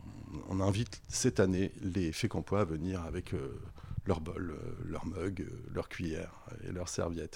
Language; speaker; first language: French; native; French